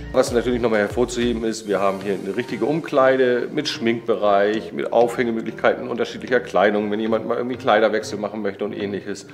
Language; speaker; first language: German; native; German